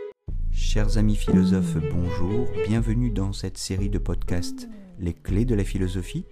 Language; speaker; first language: French; native; French